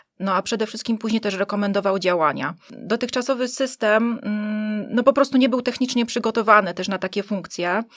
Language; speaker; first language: Polish; native; Polish